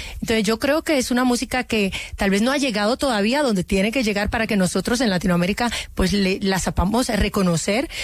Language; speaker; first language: Spanish; early bilingual, other home language; Haitian Creole